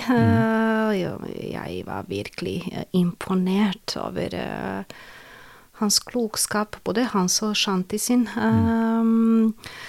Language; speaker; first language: Norwegian; non-native, fluent; Serbian